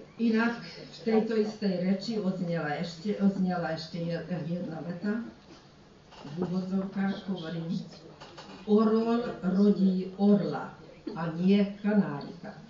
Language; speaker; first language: Slovak; early bilingual, heritage; Slovak